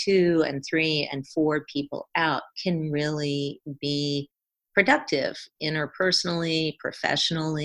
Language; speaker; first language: English; native; English